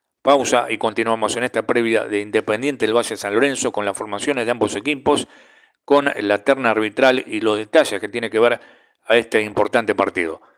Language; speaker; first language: Spanish; native; Spanish